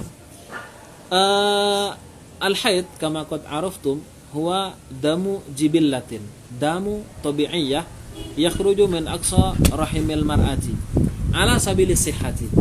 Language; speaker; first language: Arabic; non-native, fluent; Indonesian